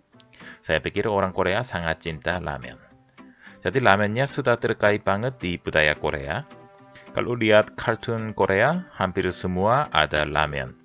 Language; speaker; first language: Indonesian; non-native, fluent; Korean